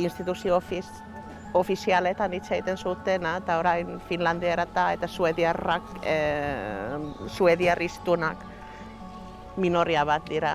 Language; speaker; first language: Basque; non-native, fluent; Finnish